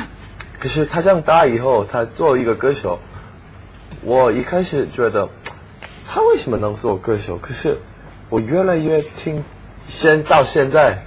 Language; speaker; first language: Chinese; non-native, learner; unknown